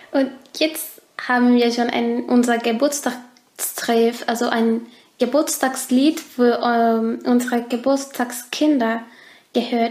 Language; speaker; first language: German; non-native, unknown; Turkish